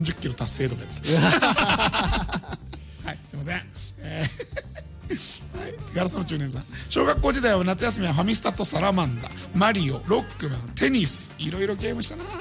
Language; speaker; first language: Japanese; native; Japanese